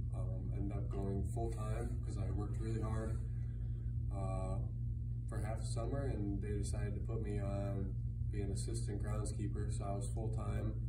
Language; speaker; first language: English; native; English